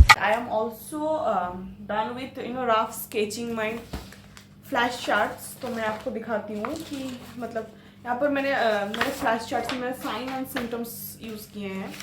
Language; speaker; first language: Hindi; non-native, local second language; Bangla